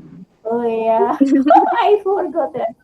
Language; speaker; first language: English; non-native, learner; Indonesian